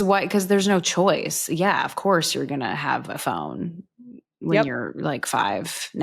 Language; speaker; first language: English; native; English